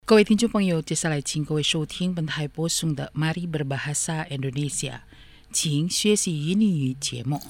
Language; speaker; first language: Chinese; early bilingual, heritage; Chinese